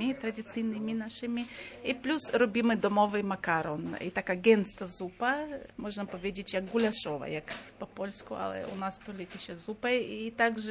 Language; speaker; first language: Polish; non-native, fluent; Crimean Tatar